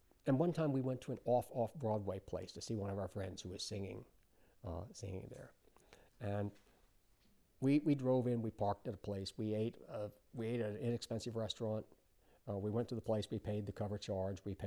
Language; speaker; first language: English; native; English